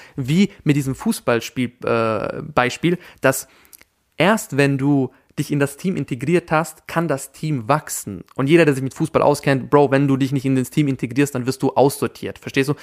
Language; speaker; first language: German; early bilingual, other home language; Albanian